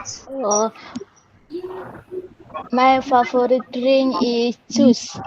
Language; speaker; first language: English; non-native, learner; Indonesian